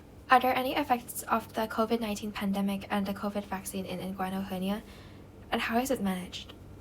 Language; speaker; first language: English; non-native, fluent; Thai